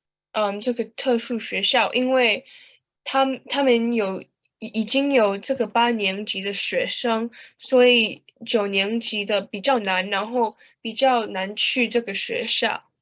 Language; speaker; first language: Chinese; early bilingual, heritage; Chinese